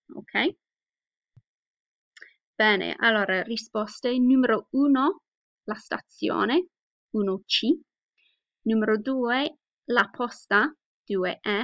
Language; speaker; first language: Italian; non-native, fluent; English